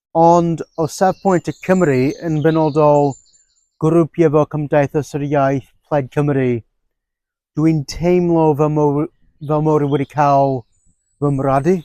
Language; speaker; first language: Welsh; non-native, fluent; English